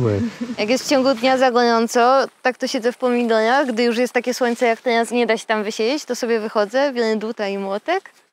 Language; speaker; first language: Polish; native; Polish